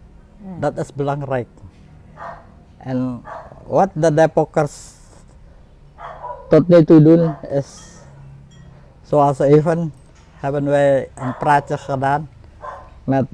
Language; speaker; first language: Dutch; non-native, fluent; Indonesian